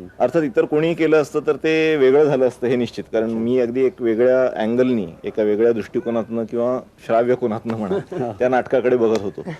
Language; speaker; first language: Marathi; non-native, local second language; Konkani